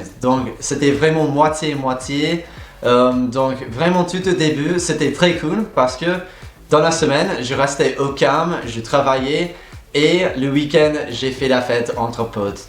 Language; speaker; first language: French; non-native, fluent; English